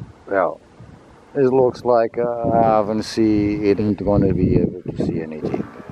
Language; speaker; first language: English; non-native, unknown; Portuguese